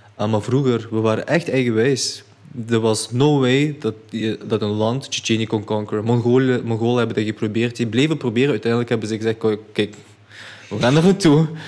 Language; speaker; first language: Dutch; early bilingual, other home language; Chechen